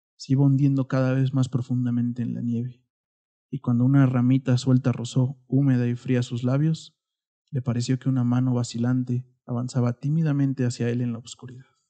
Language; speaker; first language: Spanish; native; Spanish